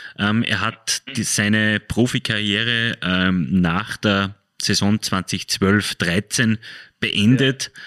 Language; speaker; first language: German; native; German